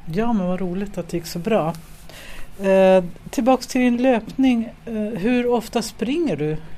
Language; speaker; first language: Swedish; native; Swedish